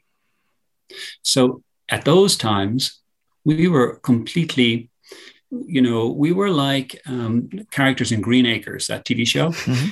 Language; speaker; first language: English; native; English